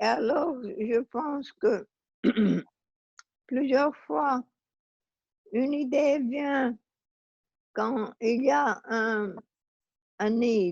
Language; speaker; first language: French; non-native, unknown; Italian